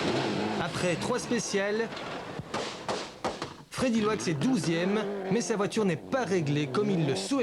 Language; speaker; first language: French; native; French